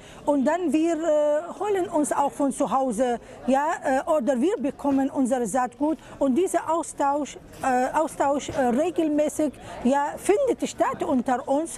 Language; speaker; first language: German; non-native, fluent; Arabic